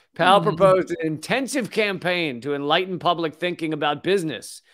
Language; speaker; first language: English; native; English